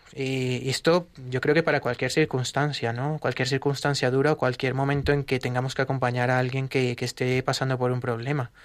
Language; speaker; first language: Spanish; native; Spanish